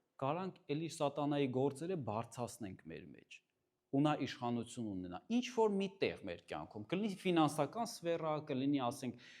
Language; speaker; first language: Armenian; native; Armenian